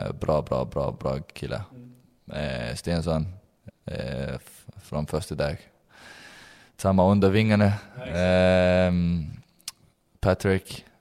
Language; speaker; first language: Swedish; non-native, learner; Danish